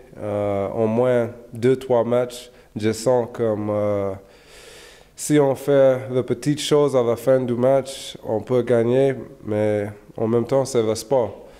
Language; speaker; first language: French; non-native, learner; English